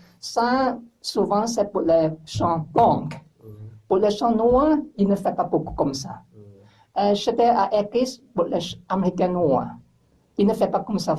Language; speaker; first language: French; non-native, learner; English